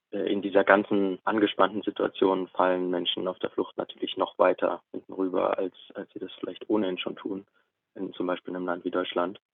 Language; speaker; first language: German; native; German